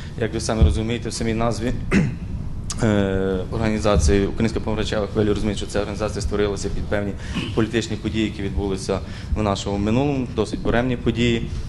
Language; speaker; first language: Ukrainian; native; Ukrainian